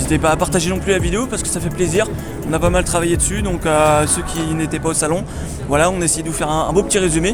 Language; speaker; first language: French; native; French